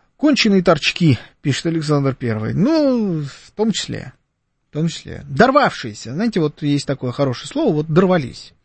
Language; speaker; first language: Russian; native; Russian